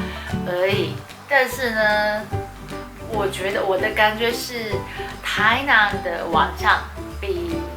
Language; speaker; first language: Chinese; non-native, fluent; Japanese